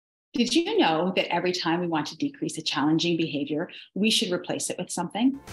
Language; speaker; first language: English; native; English